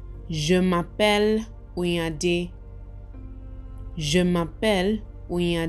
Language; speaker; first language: French; non-native, learner; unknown